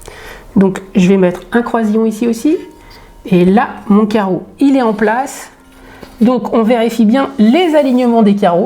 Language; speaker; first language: French; native; French